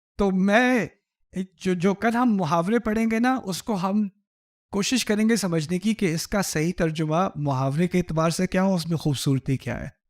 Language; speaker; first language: Urdu; early bilingual, heritage; Urdu